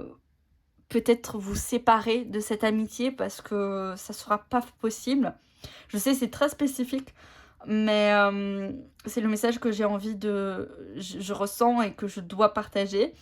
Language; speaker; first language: French; native; French